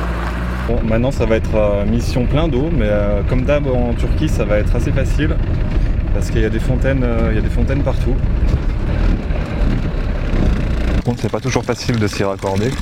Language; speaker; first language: French; native; French